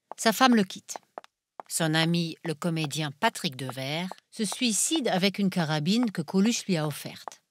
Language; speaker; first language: French; non-native, fluent; German